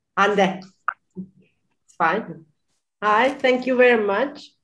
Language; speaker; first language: English; non-native, fluent; Turkish